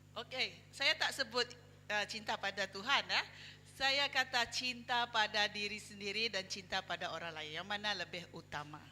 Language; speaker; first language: Malay; non-native, local second language; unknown